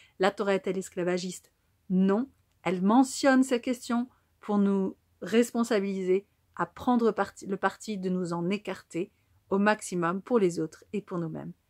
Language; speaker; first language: French; native; French